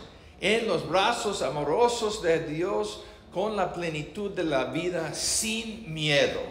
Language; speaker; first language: Spanish; non-native, learner; English